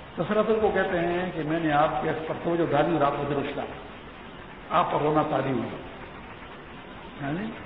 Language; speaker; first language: Urdu; non-native, local second language; Pashto